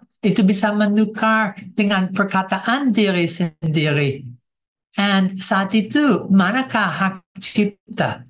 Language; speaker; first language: Indonesian; non-native, fluent; English